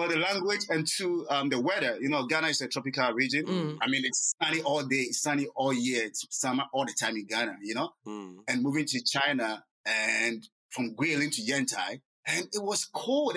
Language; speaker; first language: English; non-native, local second language; Akan